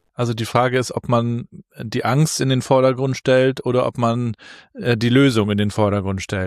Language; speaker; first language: German; native; German